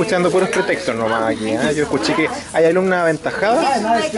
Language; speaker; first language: Spanish; native; Spanish